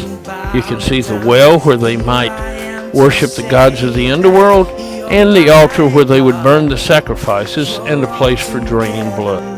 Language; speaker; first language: English; native; English